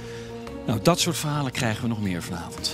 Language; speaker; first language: Dutch; native; Dutch